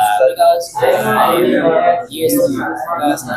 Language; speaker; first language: English; non-native, learner; Indonesian